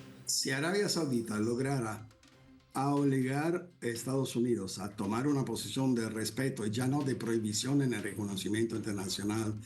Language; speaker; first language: Spanish; non-native, fluent; Italian